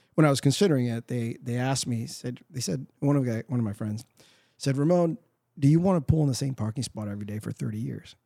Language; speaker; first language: English; early bilingual, other home language; Spanish